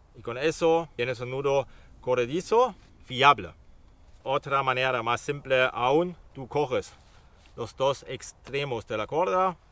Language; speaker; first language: Spanish; non-native, fluent; German